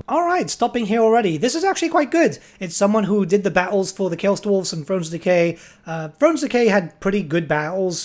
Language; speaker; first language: English; native; English